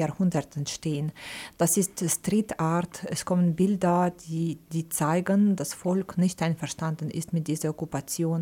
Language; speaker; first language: German; non-native, fluent; Ukrainian